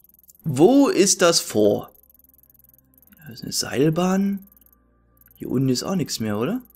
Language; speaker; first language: German; native; German